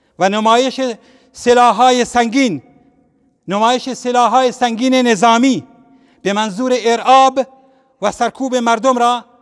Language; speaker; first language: Persian; non-native, local second language; Central Kurdish